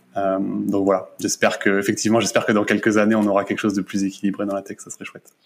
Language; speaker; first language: French; native; French